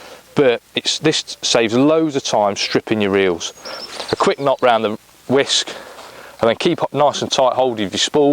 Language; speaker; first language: English; native; English